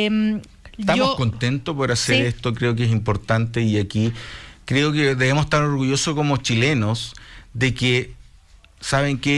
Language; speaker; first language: Spanish; native; Spanish